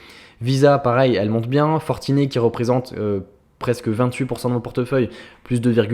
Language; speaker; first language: French; native; French